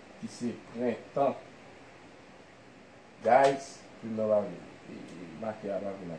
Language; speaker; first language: English; non-native, fluent; Haitian Creole